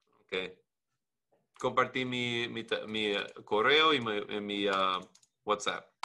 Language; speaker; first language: Spanish; non-native, learner; English